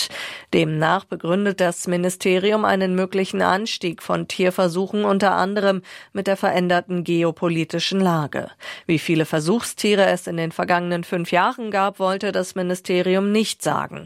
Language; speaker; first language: German; native; German